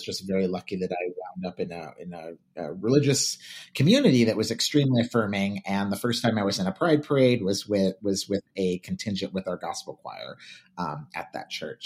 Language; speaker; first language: English; native; English